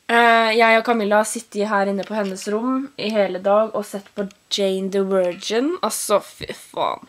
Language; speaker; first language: Norwegian; native; Norwegian